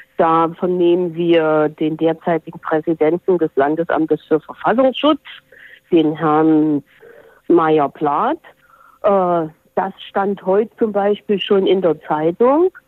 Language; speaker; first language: German; native; German